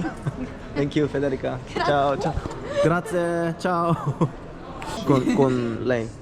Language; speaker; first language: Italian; non-native, learner; Korean